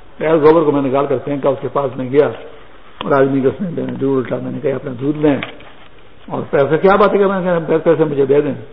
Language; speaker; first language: Urdu; non-native, local second language; Pashto